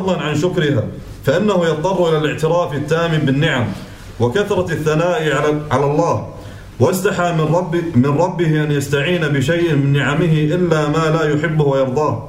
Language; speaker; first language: Arabic; native; Arabic